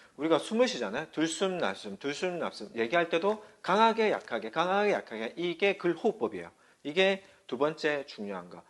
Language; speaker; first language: Korean; native; Korean